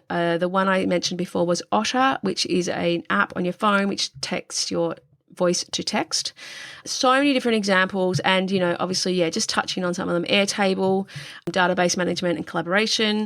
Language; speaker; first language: English; native; English